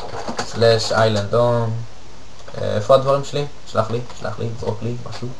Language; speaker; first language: Hebrew; native; Hebrew